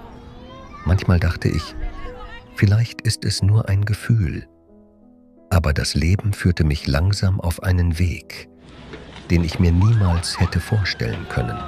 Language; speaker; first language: German; non-native, fluent; Persian